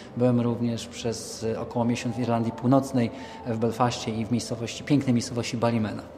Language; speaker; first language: Polish; native; Polish